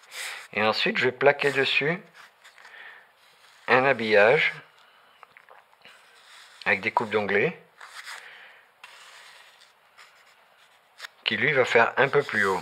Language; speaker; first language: French; native; French